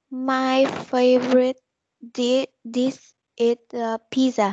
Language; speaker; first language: English; non-native, learner; Vietnamese